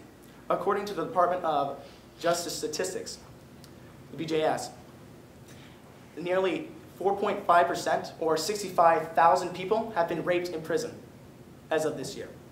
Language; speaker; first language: English; native; English